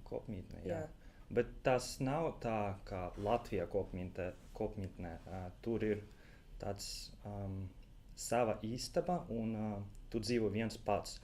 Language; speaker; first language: Latvian; non-native, local second language; Russian